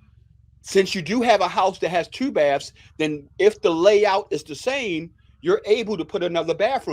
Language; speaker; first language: English; native; English